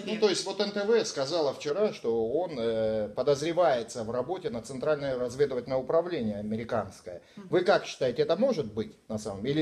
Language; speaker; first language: Russian; native; Russian